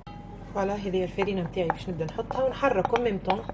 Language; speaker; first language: Arabic; native; Arabic